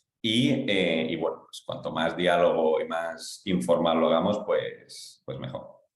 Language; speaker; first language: Spanish; native; Spanish